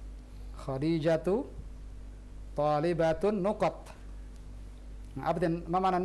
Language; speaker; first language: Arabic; non-native, fluent; Indonesian